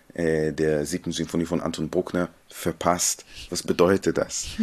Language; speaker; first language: German; non-native, fluent; Hebrew